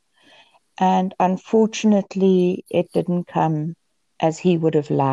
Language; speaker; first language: English; native; English